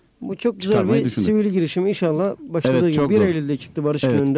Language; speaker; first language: Turkish; native; Turkish